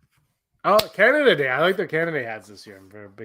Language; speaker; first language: English; native; English